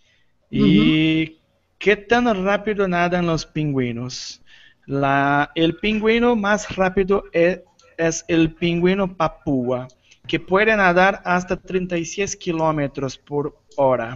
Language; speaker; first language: Spanish; non-native, learner; Portuguese